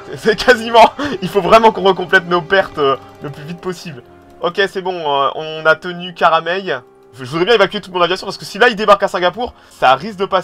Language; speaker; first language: French; native; French